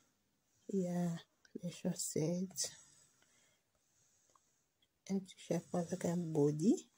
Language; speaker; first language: French; non-native, local second language; Lingala